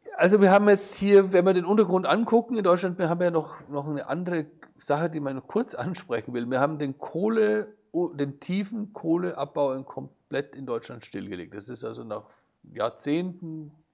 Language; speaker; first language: German; native; German